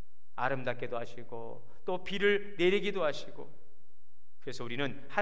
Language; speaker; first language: Korean; native; Korean